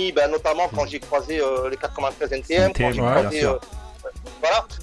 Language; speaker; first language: French; native; French